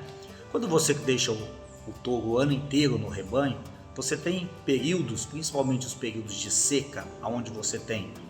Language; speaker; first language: Portuguese; native; Portuguese